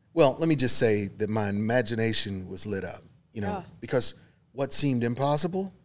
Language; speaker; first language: English; native; English